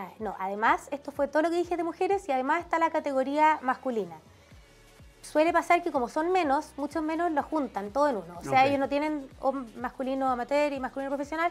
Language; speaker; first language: Spanish; native; Spanish